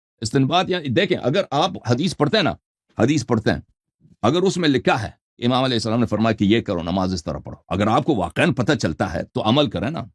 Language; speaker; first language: Urdu; non-native, fluent; Persian